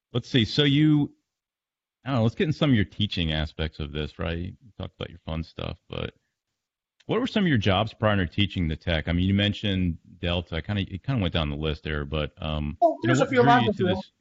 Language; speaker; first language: English; native; English